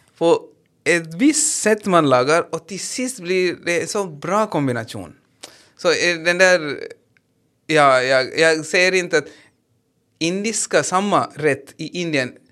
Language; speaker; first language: Swedish; non-native, fluent; Hindi